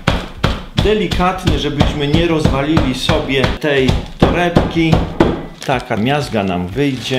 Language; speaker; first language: Polish; native; Polish